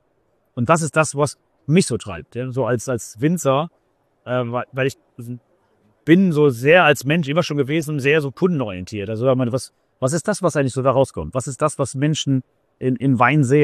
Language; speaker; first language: German; native; German